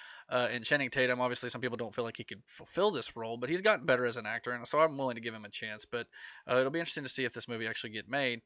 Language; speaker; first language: English; native; English